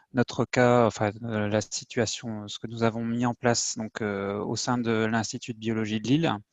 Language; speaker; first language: French; native; French